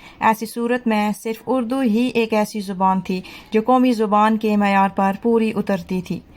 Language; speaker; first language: Urdu; non-native, local second language; Punjabi